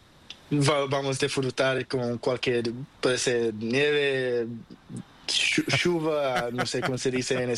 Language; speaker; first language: Spanish; non-native, learner; Portuguese